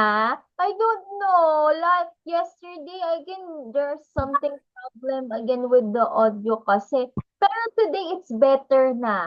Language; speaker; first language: English; non-native, local second language; Filipino